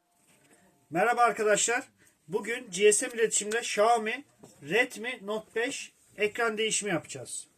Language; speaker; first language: Turkish; native; Turkish